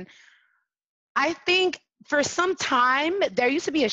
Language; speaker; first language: English; early bilingual, other home language; French